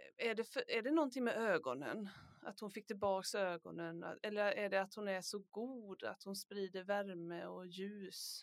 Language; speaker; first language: Swedish; native; Swedish